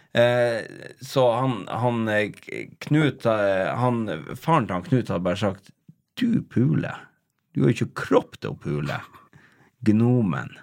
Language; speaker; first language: Norwegian; native; Norwegian